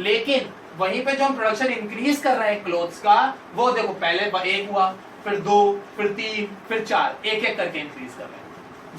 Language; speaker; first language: Hindi; native; Hindi